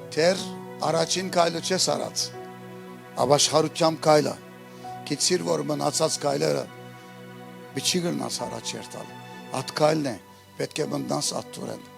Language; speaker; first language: Armenian; early bilingual, heritage; Armenian